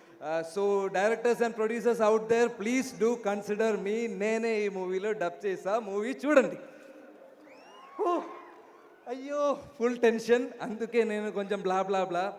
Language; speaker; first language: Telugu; non-native, learner; Malayalam